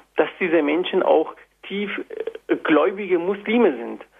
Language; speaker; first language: German; non-native, fluent; Turkish